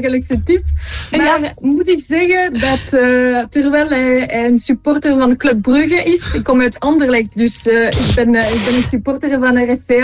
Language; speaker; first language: Dutch; non-native, local second language; French